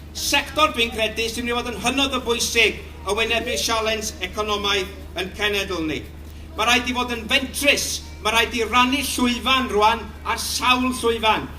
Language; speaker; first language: Welsh; native; Welsh